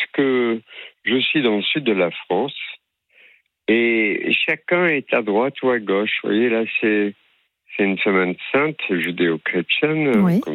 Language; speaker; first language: French; native; French